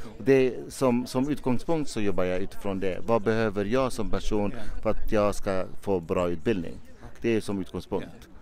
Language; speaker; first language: Swedish; non-native, fluent; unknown